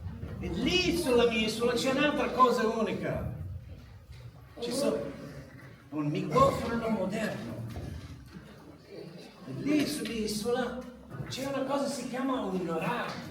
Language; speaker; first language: Italian; non-native, learner; English